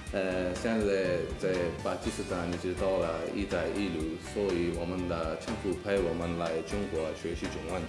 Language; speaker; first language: Chinese; non-native, learner; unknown